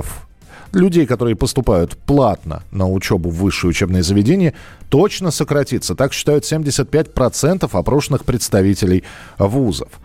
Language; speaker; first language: Russian; native; Russian